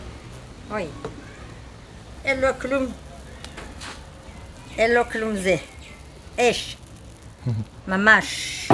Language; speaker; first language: Hebrew; non-native, fluent; Amharic